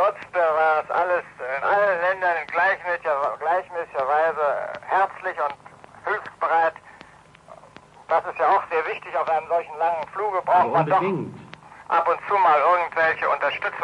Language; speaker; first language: German; native; German